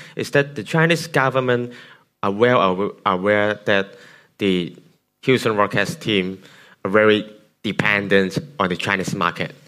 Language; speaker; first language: English; non-native, local second language; Cantonese